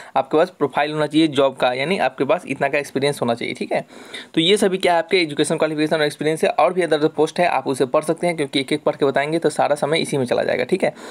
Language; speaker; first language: Hindi; native; Hindi